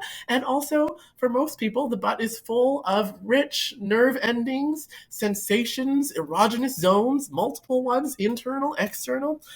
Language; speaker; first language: English; native; English